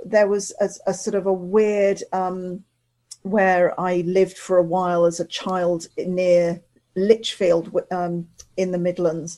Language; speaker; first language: English; native; English